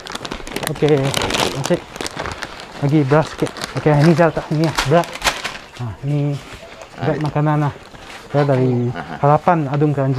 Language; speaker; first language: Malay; non-native, local second language; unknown